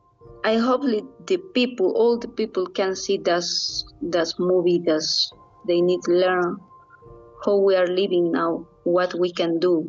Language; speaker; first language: English; non-native, learner; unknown